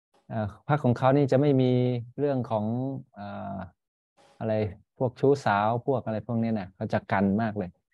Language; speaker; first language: Thai; native; Thai